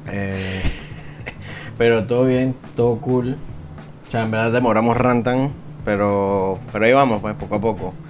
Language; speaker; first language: Spanish; native; Spanish